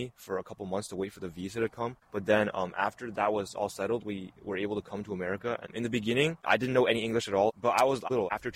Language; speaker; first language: English; early bilingual, other home language; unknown